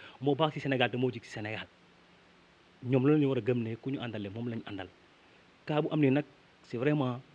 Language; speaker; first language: Wolof; native; Wolof